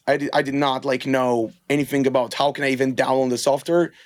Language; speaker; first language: English; non-native, fluent; Hebrew